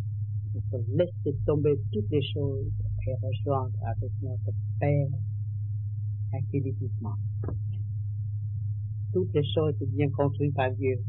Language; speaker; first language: French; non-native, learner; Vietnamese